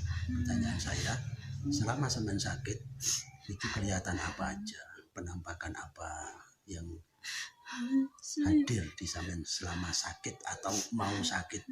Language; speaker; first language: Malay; non-native, local second language; Javanese